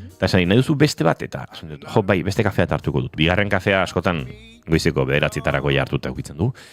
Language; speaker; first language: Basque; non-native, local second language; Spanish